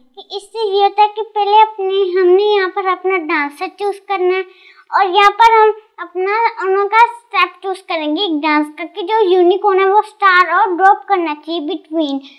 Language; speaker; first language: Hindi; non-native, local second language; Punjabi